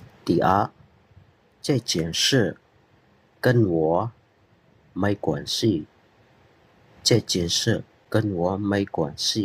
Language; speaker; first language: Chinese; non-native, fluent; Khmer